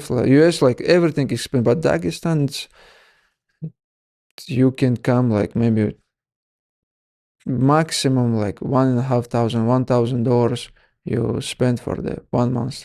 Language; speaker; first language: English; non-native, learner; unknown